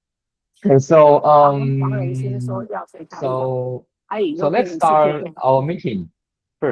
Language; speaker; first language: English; non-native, fluent; Chinese